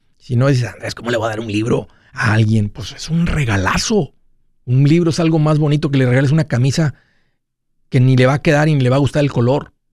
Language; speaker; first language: Spanish; native; Spanish